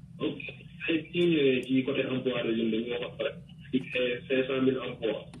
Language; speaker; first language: Wolof; native; Wolof